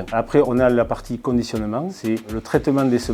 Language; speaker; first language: French; native; French